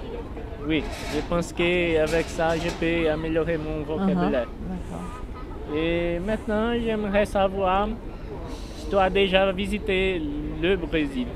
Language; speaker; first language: French; non-native, learner; Portuguese